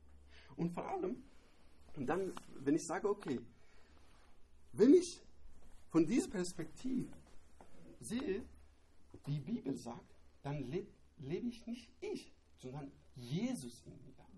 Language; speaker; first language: German; non-native, learner; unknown